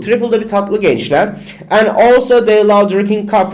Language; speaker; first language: English; non-native, fluent; Turkish